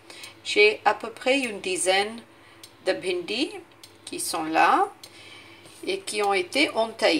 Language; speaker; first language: French; non-native, fluent; Hindi